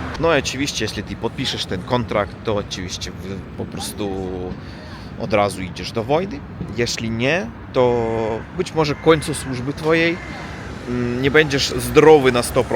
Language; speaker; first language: Polish; non-native, learner; Russian